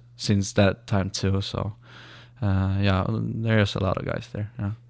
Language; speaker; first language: English; non-native, learner; Swedish